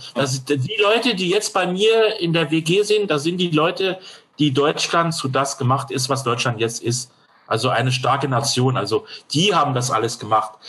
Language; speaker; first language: German; non-native, fluent; French